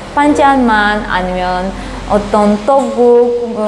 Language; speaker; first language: Korean; non-native, fluent; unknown